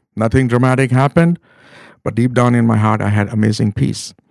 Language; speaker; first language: English; non-native, local second language; Urdu